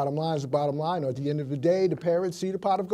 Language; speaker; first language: English; native; English